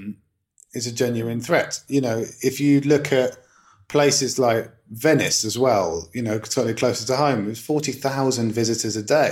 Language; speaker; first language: English; native; English